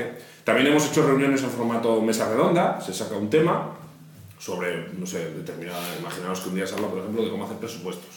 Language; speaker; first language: Spanish; native; Spanish